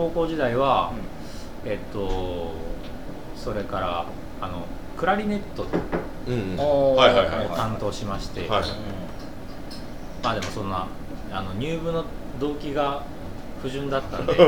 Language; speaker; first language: Japanese; native; Japanese